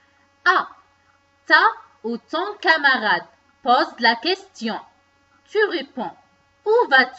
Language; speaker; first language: French; non-native, local second language; Arabic